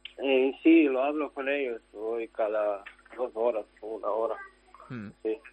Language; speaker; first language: Spanish; non-native, learner; Ukrainian